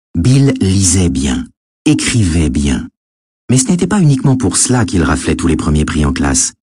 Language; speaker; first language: French; native; French